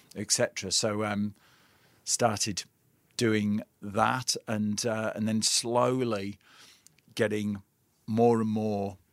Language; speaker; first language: English; native; English